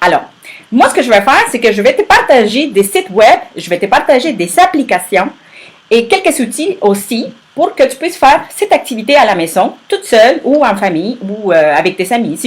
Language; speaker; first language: French; native; French